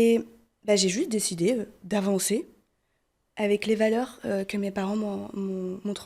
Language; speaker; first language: French; early bilingual, other home language; Portuguese